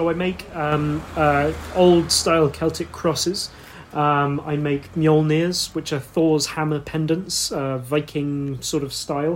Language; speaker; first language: English; native; English